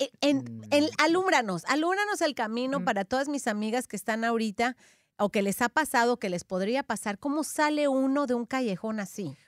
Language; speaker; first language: Spanish; native; Spanish